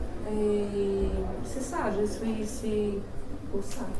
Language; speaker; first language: French; non-native, learner; Portuguese